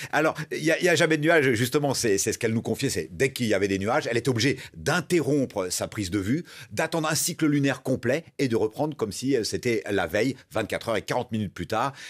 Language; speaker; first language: French; native; French